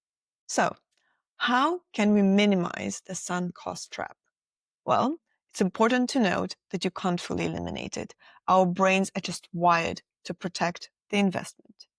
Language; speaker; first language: English; non-native, fluent; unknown